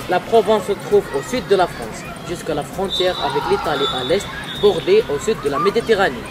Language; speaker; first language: French; non-native, learner; English